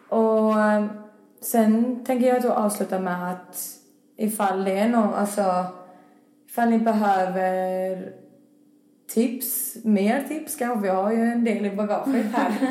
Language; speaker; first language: Swedish; early bilingual, other home language; Albanian